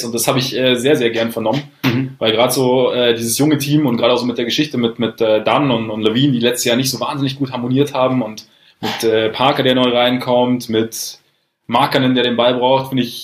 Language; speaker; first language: German; native; German